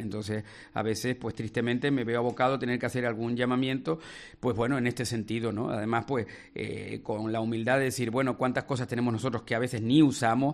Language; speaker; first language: Spanish; native; Spanish